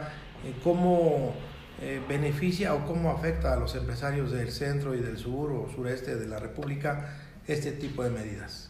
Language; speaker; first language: Spanish; native; Spanish